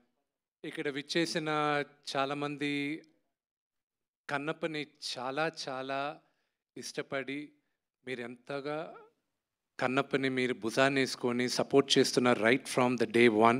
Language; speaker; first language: Telugu; native; Telugu